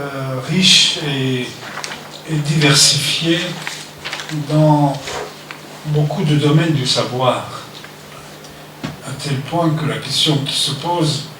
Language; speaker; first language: French; non-native, fluent; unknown